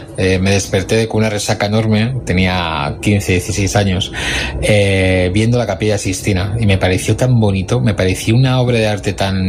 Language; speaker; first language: Spanish; native; Spanish